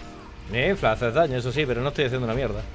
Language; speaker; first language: Spanish; native; Spanish